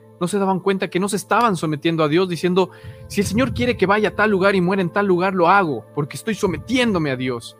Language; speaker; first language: Spanish; native; Spanish